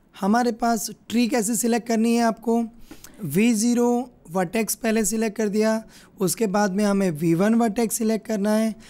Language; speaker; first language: Hindi; non-native, local second language; Gujarati